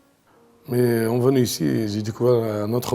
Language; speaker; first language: French; non-native, local second language; Arabic